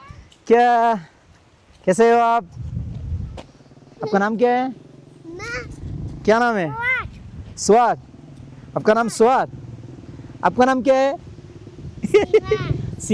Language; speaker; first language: Hindi; non-native, learner; Bangla